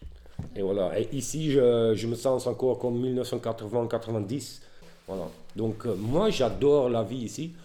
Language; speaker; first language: French; non-native, learner; Dutch